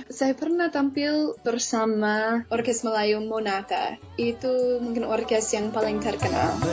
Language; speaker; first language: Indonesian; non-native, fluent; English